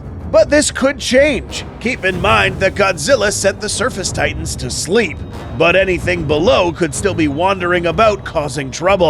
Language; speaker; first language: English; native; English